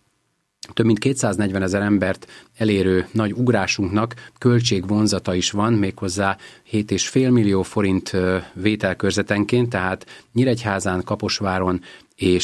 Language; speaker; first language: Hungarian; native; Hungarian